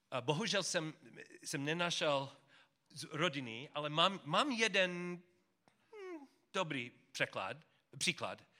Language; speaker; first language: Czech; non-native, learner; English